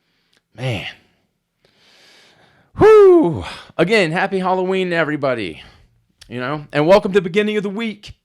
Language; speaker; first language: English; native; English